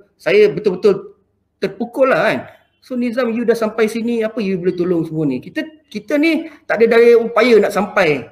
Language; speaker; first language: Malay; native; Malay